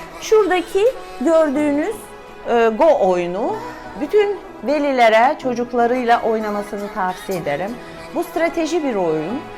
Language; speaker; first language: Turkish; non-native, fluent; Russian